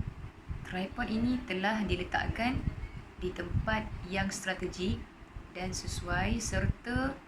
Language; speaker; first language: Malay; native; Malay